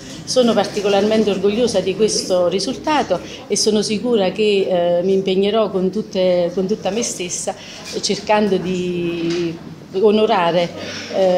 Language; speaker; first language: Italian; native; Italian